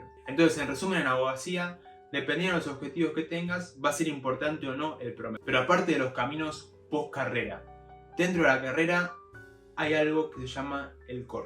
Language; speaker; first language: Spanish; native; Spanish